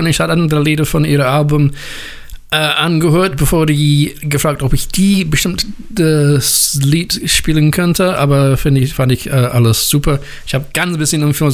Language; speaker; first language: German; non-native, learner; English